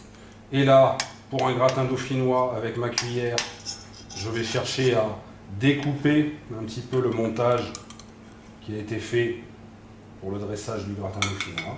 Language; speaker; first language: French; native; French